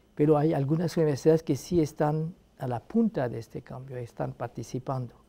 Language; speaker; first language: Spanish; non-native, fluent; Arabic